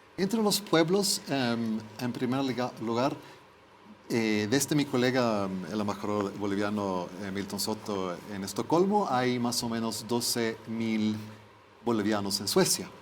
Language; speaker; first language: Spanish; non-native, fluent; Swedish